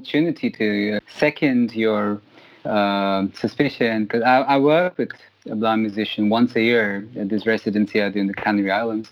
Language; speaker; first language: English; native; English